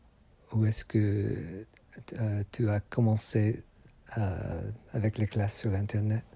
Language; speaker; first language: French; non-native, fluent; English